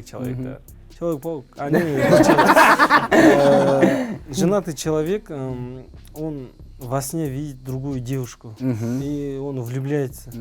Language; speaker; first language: Russian; non-native, local second language; Kazakh